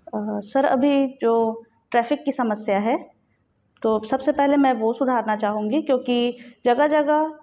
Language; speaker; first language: Hindi; native; Hindi